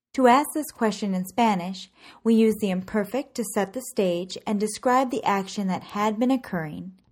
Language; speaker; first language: English; native; English